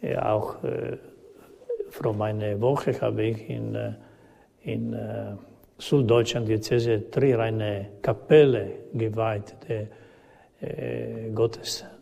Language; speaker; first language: German; non-native, learner; Croatian